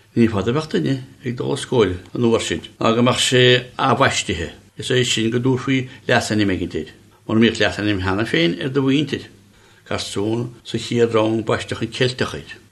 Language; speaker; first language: Irish; native; Irish